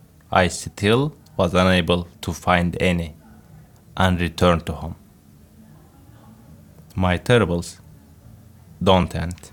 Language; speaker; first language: English; non-native, fluent; Turkish